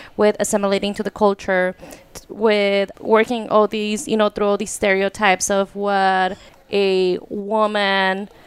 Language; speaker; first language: English; early bilingual, other home language; Spanish